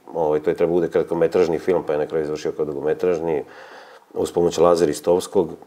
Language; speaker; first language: Serbian; native; Serbian